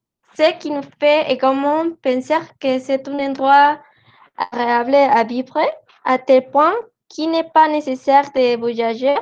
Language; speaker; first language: French; non-native, learner; Spanish